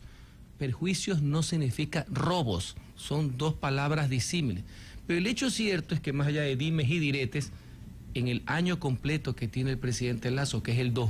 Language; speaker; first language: Spanish; native; Spanish